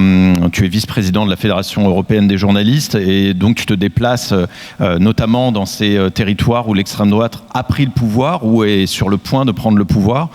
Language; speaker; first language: French; native; French